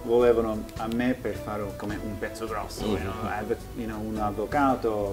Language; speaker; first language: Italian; early bilingual, heritage; Italian